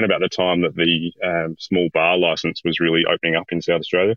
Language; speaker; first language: English; native; English